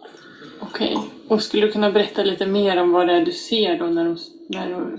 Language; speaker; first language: Swedish; native; Swedish